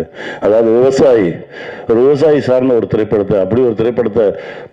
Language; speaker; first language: Tamil; native; Tamil